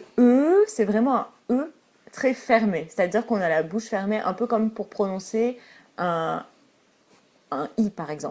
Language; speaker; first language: French; native; French